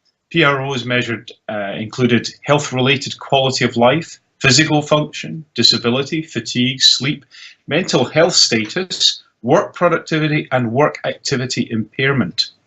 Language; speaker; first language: English; native; English